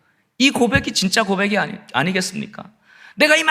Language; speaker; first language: Korean; native; Korean